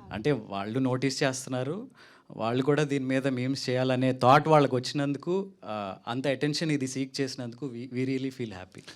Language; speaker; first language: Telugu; native; Telugu